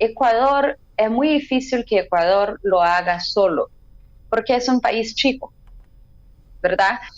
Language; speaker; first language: Spanish; non-native, fluent; Portuguese